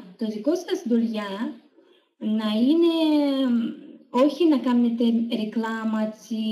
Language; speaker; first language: Greek; non-native, learner; Russian